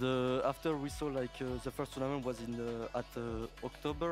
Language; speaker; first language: English; non-native, learner; French